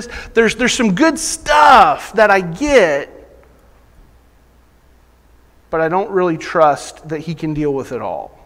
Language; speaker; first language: English; native; English